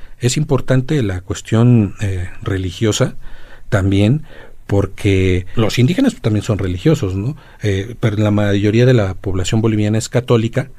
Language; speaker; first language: Spanish; native; Spanish